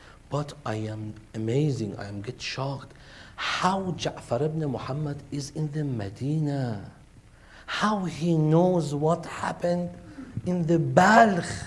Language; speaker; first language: English; non-native, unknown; Persian